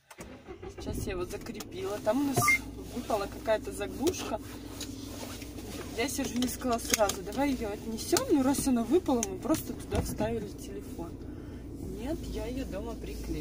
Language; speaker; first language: Russian; native; Russian